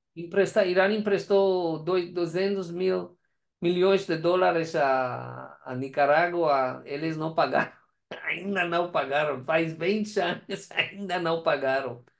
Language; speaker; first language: Portuguese; non-native, learner; Persian